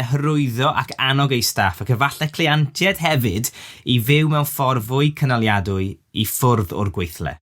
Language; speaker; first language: Welsh; native; Welsh